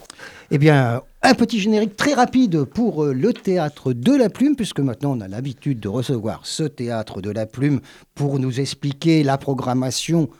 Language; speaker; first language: French; native; French